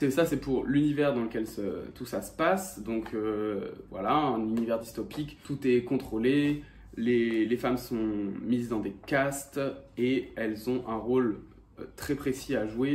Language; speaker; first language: French; native; French